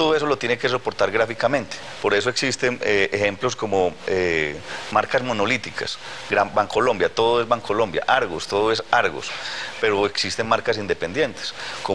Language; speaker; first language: Spanish; native; Spanish